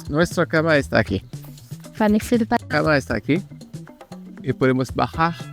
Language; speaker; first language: Spanish; non-native, learner; French